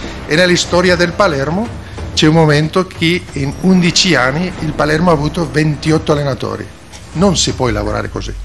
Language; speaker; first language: Italian; non-native, fluent; Spanish